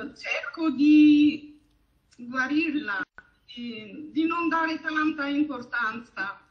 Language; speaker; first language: Italian; non-native, fluent; Albanian